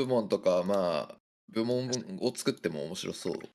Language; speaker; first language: Japanese; native; Japanese